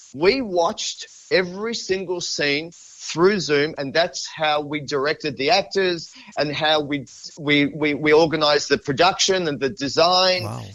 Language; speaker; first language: English; native; English